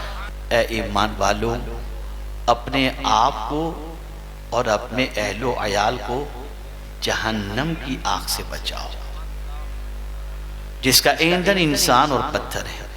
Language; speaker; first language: Urdu; native; Urdu